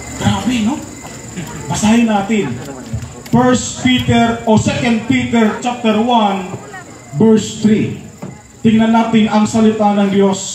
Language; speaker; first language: Filipino; non-native, local second language; Pampanga